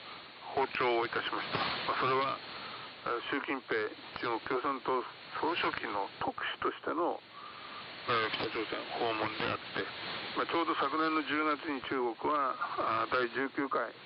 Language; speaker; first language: Japanese; native; Japanese